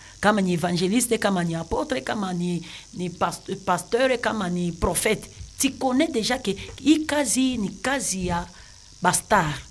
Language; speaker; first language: Swahili; native; Swahili